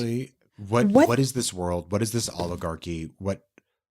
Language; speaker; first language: English; native; English